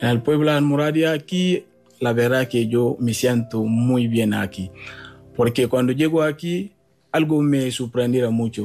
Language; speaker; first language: Spanish; non-native, learner; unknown